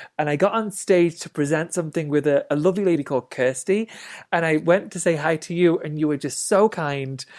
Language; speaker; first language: English; native; English